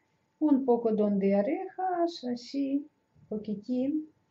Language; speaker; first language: Spanish; non-native, learner; Russian